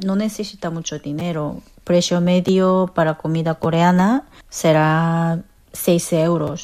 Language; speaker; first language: Spanish; non-native, fluent; Korean